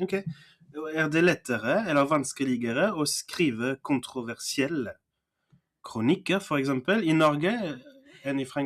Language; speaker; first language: Norwegian; non-native, fluent; French